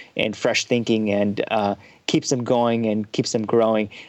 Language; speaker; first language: English; early bilingual, heritage; German